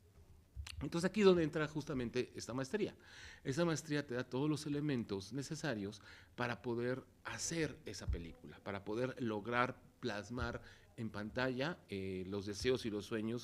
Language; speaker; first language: Spanish; native; Spanish